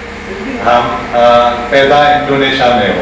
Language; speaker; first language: Hindi; early bilingual, heritage; Hindi